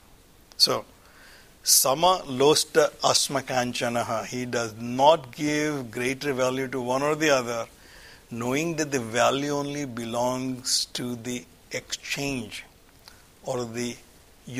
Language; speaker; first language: English; non-native, local second language; Gujarati